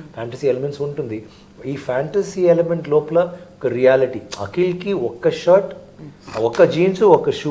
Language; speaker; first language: Telugu; non-native, learner; Tamil